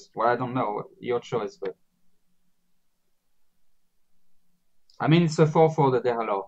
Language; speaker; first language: English; non-native, learner; Spanish